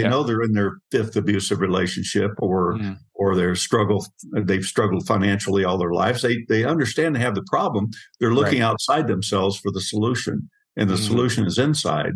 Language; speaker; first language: English; native; English